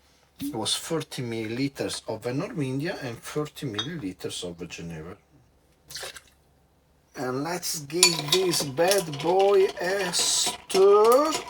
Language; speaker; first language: English; non-native, fluent; Italian